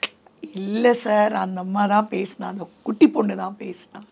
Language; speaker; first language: Tamil; non-native, local second language; Telugu